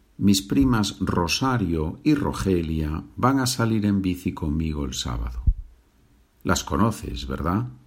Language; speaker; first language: Spanish; native; Spanish